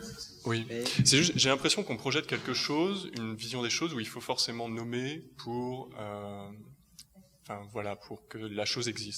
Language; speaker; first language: French; native; French